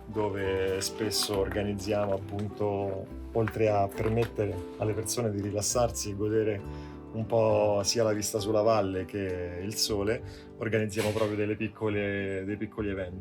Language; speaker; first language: Italian; native; Italian